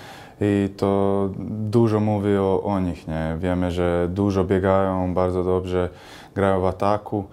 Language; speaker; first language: Polish; non-native, fluent; Croatian